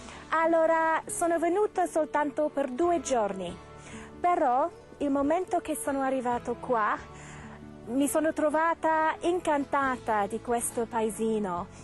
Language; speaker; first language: Italian; non-native, fluent; English